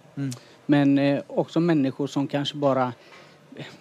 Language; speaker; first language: Swedish; native; Swedish